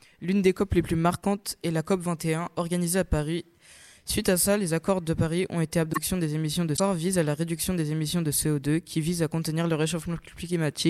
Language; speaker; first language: French; native; French